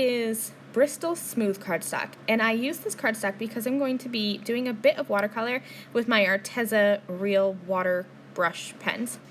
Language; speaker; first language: English; native; English